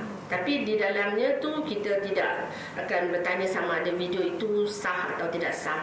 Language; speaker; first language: Malay; native; Malay